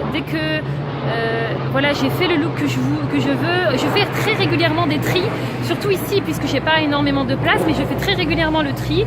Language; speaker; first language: French; native; French